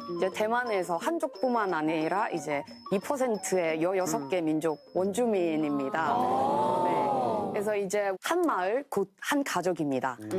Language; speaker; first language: Korean; non-native, fluent; Chinese